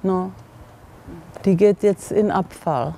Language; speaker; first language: German; non-native, learner; Czech